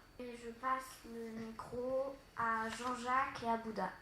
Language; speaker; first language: French; native; French